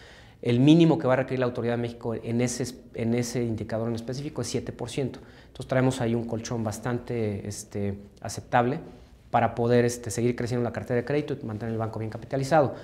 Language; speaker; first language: Spanish; native; Spanish